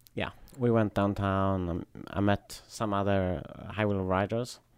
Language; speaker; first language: English; non-native, fluent; Swedish